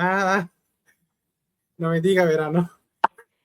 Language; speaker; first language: Spanish; non-native, learner; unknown